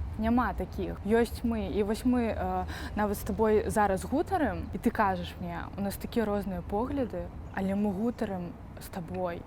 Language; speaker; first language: Belarusian; non-native, local second language; Russian